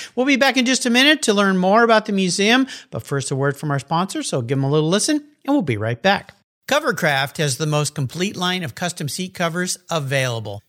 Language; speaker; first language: English; native; English